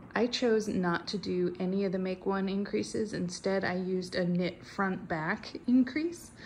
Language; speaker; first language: English; native; English